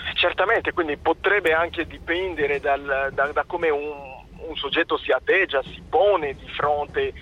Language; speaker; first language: Italian; non-native, fluent; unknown